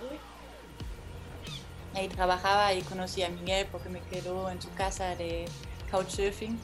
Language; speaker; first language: Spanish; non-native, fluent; German